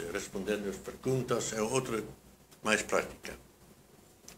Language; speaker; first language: Portuguese; non-native, fluent; Dutch